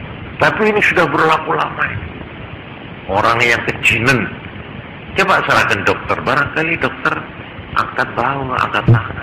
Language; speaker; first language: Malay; non-native, local second language; Javanese